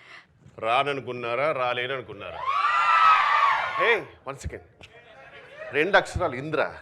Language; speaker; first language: Telugu; native; Telugu